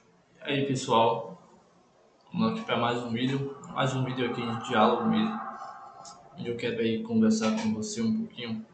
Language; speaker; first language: Portuguese; native; Portuguese